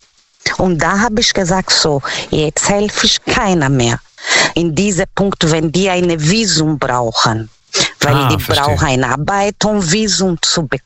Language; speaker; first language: German; non-native, learner; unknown